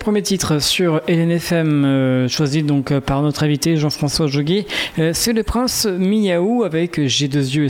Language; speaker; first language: French; native; French